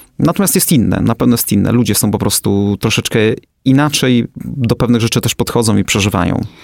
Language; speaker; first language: Polish; native; Polish